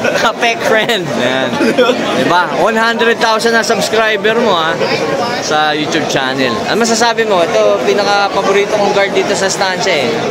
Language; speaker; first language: Filipino; native; Filipino